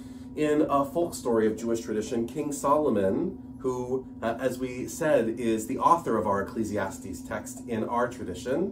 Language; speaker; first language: English; native; English